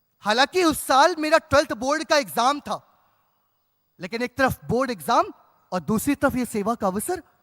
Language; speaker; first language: Hindi; native; Hindi